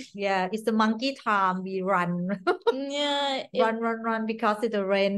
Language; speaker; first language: English; non-native, learner; Thai